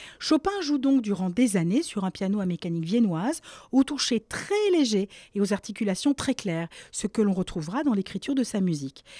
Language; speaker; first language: French; native; French